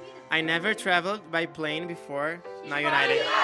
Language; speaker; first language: English; non-native, learner; Portuguese